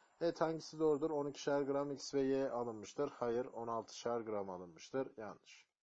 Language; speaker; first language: Turkish; native; Turkish